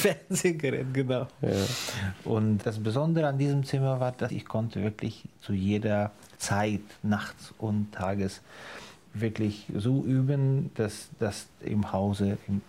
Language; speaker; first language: German; non-native, fluent; Ukrainian